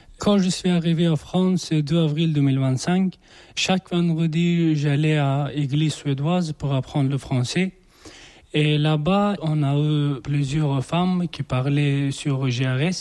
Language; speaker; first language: French; non-native, learner; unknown